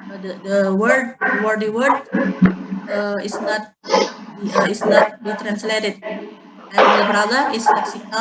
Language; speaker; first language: English; non-native, learner; Indonesian